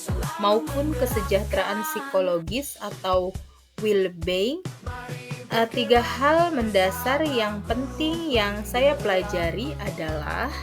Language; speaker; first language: Indonesian; native; Indonesian